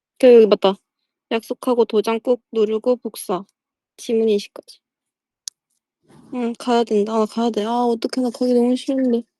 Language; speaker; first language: Korean; native; Korean